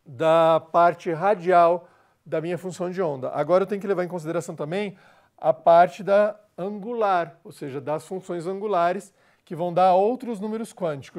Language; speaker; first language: Portuguese; native; Portuguese